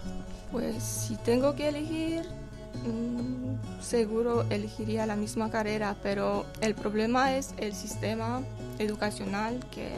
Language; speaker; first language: Spanish; non-native, fluent; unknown